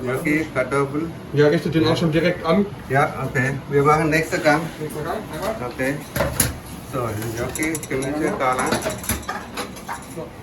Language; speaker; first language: German; non-native, fluent; Tamil